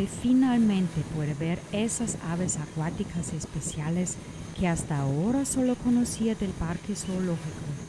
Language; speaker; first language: Spanish; non-native, fluent; German